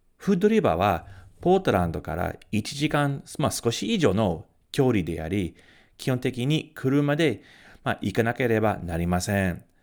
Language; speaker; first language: Japanese; non-native, fluent; English